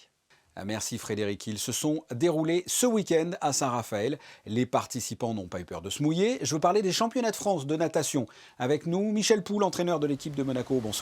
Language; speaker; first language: French; native; French